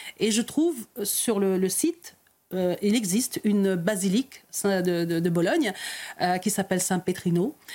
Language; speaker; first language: French; early bilingual, other home language; Arabic